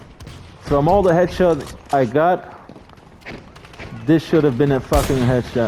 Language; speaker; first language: English; non-native, fluent; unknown